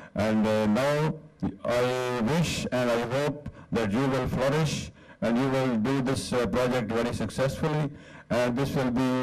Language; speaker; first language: English; non-native, local second language; Urdu